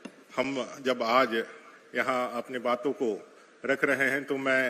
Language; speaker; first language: Hindi; native; Hindi